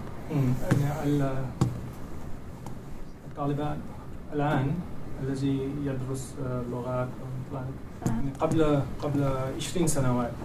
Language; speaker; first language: Arabic; non-native, learner; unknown